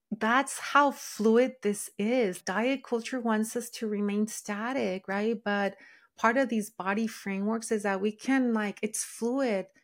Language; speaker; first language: English; early bilingual, other home language; Spanish